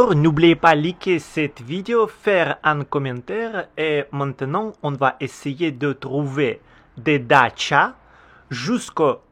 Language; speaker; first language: French; non-native, learner; Russian